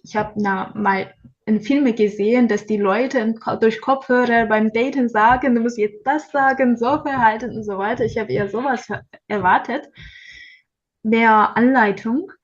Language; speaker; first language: German; non-native, learner; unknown